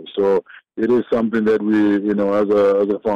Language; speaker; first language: English; non-native, local second language; Shona